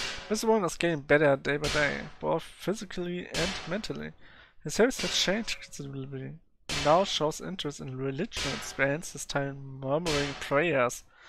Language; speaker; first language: English; non-native, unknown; German